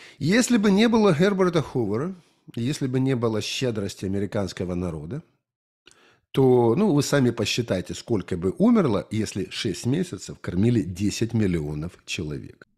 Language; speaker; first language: Russian; native; Russian